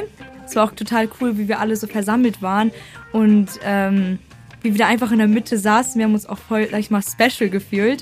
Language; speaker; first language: German; native; German